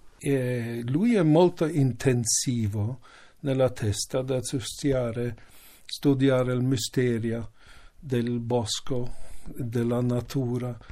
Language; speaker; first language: Italian; non-native, learner; Norwegian